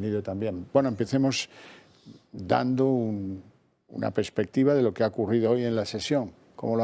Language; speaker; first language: Spanish; native; Spanish